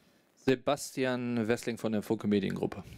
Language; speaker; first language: German; native; German